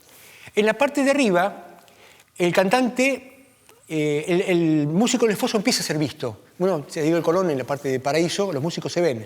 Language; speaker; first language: Spanish; native; Spanish